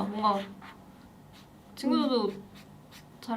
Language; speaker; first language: Korean; native; Korean